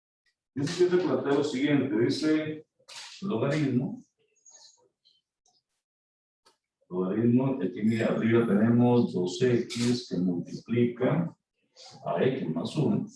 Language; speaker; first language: Spanish; native; Spanish